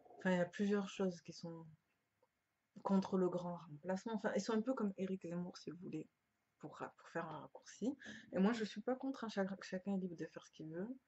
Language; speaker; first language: French; early bilingual, other home language; Lingala